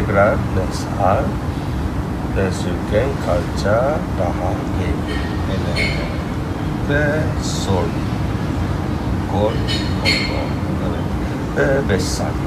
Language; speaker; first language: Turkish; non-native, learner; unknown